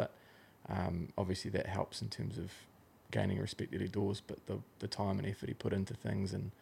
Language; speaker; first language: English; native; English